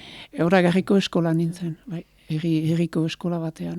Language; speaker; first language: Basque; native; Basque